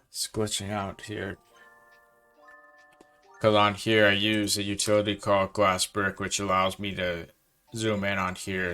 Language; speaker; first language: English; native; English